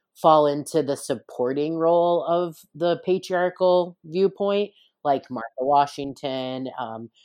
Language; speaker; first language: English; native; English